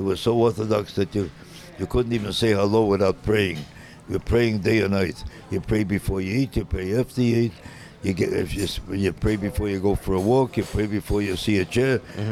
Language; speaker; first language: English; native; English